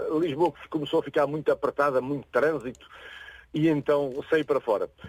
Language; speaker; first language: Portuguese; native; Portuguese